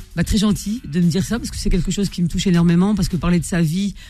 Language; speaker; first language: French; native; French